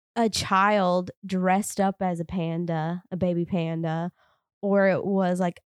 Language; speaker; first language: English; native; English